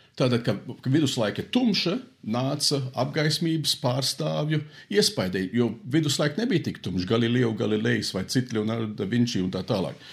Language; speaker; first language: Latvian; early bilingual, heritage; Latvian